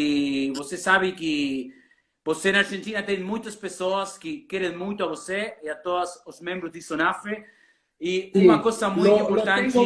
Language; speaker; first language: Portuguese; non-native, learner; Spanish